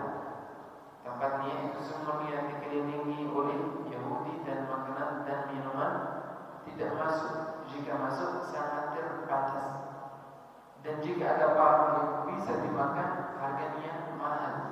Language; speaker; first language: Indonesian; non-native, fluent; Arabic